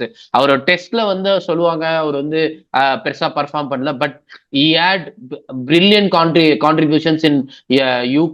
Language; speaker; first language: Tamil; native; Tamil